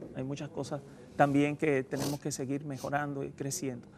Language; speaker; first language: Spanish; native; Spanish